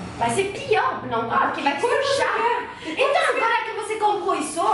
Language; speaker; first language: Portuguese; non-native, learner; French